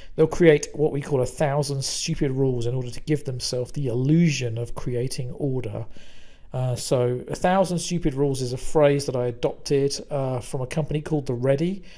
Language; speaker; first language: English; native; English